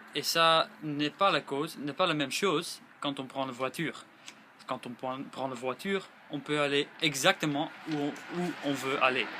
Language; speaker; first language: French; non-native, learner; English